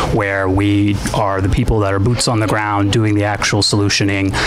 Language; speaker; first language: English; native; English